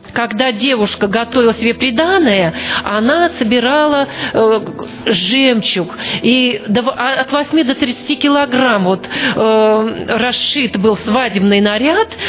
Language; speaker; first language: Russian; native; Russian